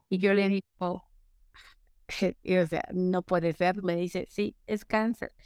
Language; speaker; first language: Spanish; native; Spanish